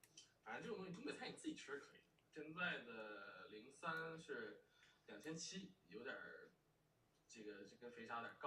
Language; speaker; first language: Chinese; native; Chinese